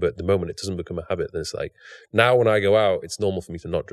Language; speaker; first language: English; native; English